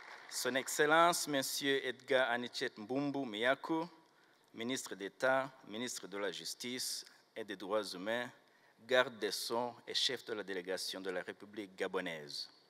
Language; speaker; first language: French; non-native, local second language; Kinyarwanda